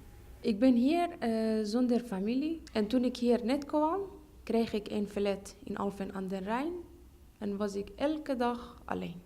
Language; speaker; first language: Dutch; non-native, fluent; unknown